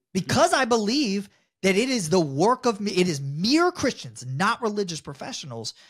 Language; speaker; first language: English; native; English